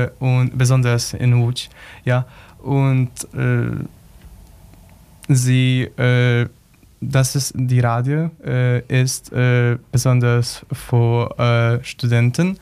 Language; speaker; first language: German; non-native, learner; Polish